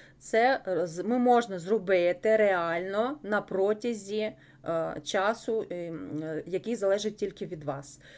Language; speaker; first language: Ukrainian; non-native, local second language; Russian